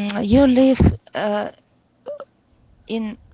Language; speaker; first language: English; non-native, learner; Russian